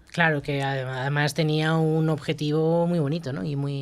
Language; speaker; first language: Spanish; native; Spanish